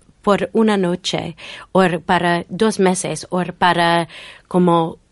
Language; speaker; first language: Spanish; non-native, fluent; English